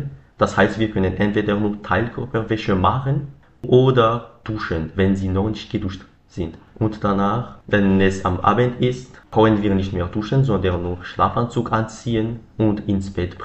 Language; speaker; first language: German; non-native, learner; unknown